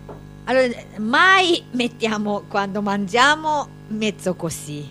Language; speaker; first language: Italian; non-native, learner; Japanese